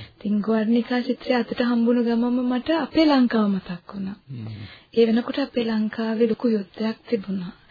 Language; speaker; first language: Sinhala; non-native, local second language; Tamil